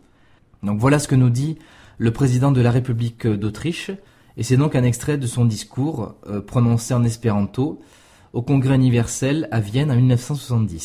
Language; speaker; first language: French; native; French